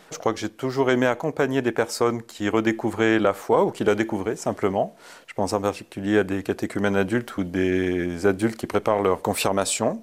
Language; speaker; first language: French; native; French